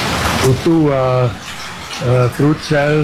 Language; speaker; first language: Indonesian; non-native, fluent; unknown